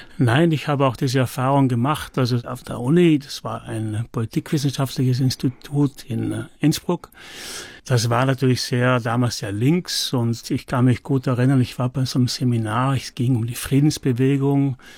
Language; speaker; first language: German; native; German